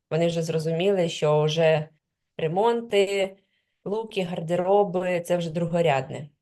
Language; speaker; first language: Ukrainian; non-native, local second language; Russian